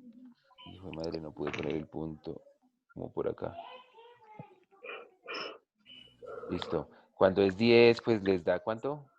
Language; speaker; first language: Spanish; native; Spanish